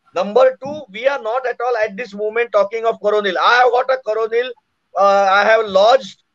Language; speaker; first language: Hindi; non-native, local second language; Marathi